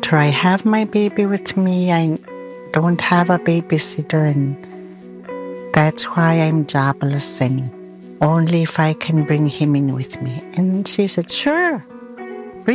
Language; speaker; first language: English; non-native, local second language; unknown